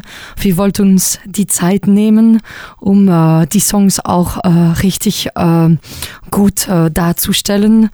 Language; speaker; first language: German; non-native, local second language; French